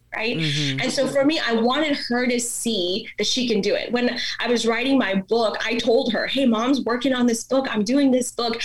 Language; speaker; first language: English; non-native, local second language; Malayalam